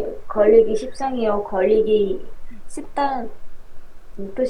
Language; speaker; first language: Korean; non-native, learner; Vietnamese